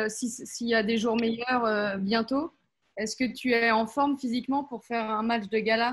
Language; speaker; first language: French; native; French